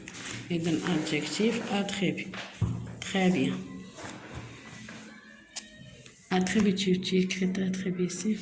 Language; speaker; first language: French; non-native, local second language; Arabic